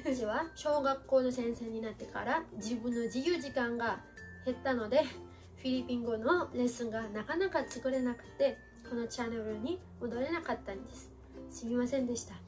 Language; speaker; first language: Japanese; non-native, fluent; Filipino